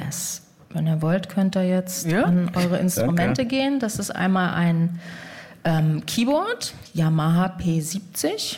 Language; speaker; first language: German; native; German